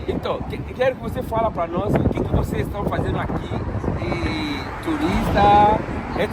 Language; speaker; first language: Portuguese; non-native, fluent; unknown